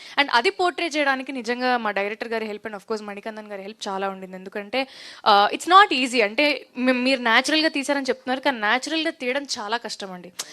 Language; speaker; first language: Telugu; native; Telugu